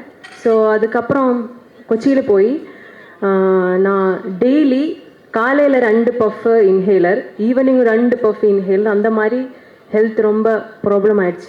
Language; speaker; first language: Tamil; non-native, learner; Malayalam